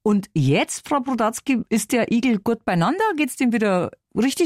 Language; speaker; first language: German; native; German